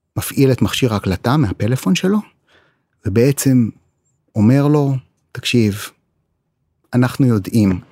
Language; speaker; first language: Hebrew; native; Hebrew